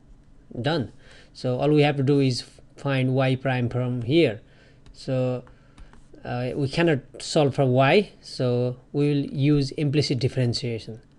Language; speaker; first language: English; non-native, fluent; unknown